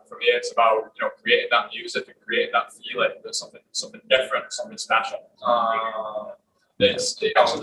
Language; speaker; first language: English; native; English